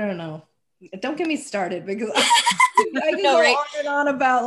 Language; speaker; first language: English; native; English